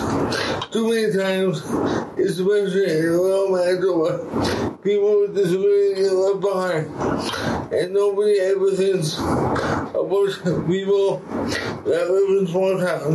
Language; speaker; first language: English; native; English